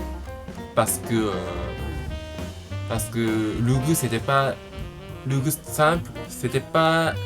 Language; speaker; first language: French; non-native, learner; Japanese